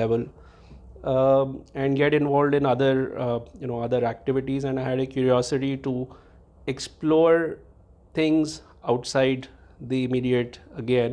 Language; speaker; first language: English; non-native, local second language; Hindi